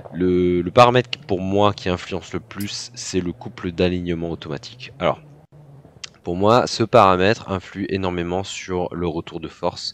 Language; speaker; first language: French; native; French